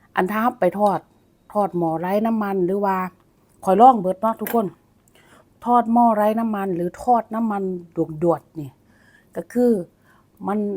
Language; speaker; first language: Thai; native; Thai